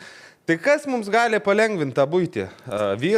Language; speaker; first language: Lithuanian; native; Lithuanian